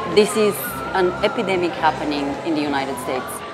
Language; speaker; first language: English; non-native, fluent; Bulgarian